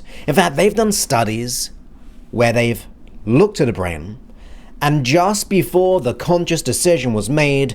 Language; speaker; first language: English; native; English